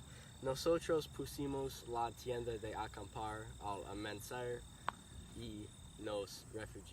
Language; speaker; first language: Spanish; non-native, learner; English